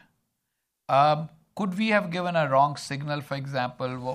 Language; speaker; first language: English; non-native, local second language; Urdu